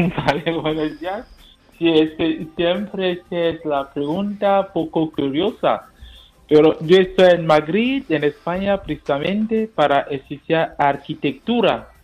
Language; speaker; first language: Spanish; non-native, fluent; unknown